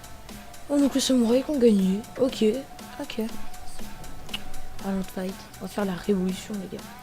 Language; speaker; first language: French; native; French